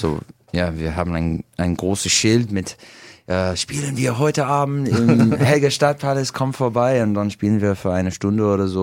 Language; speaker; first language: German; non-native, learner; English